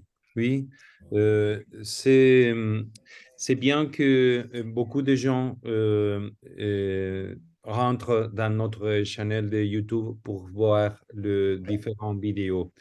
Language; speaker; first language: French; non-native, fluent; Spanish